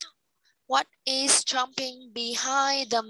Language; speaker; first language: English; non-native, fluent; Vietnamese